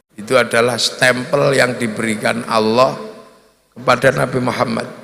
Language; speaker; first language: Indonesian; non-native, local second language; Javanese